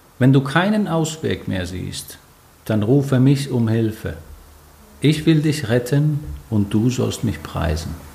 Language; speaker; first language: German; non-native, fluent; Finnish